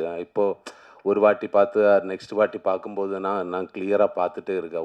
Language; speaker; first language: Tamil; non-native, learner; Malayalam